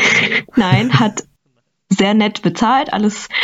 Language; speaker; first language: German; early bilingual, other home language; Vietnamese